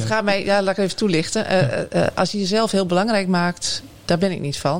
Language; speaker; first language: Dutch; native; Dutch